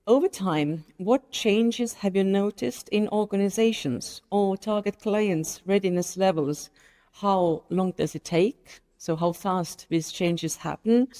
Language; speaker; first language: English; non-native, fluent; Estonian